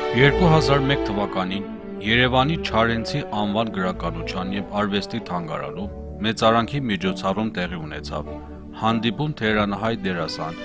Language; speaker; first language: Armenian; early bilingual, heritage; Armenian